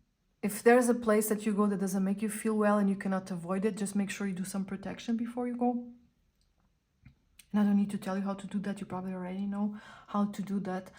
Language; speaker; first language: English; non-native, fluent; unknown